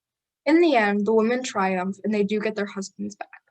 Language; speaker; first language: English; native; English